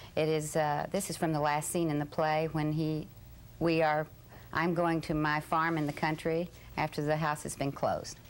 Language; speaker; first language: English; native; English